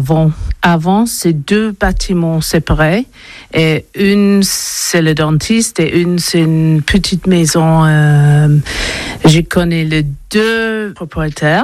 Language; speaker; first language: French; non-native, learner; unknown